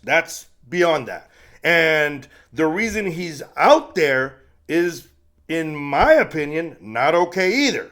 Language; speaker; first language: English; native; English